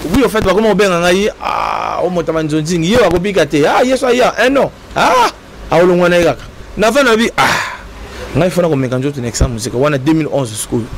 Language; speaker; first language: Lingala; native; Lingala